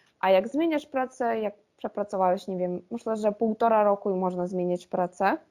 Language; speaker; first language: Polish; non-native, fluent; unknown